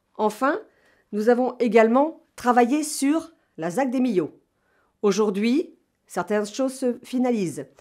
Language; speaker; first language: French; native; French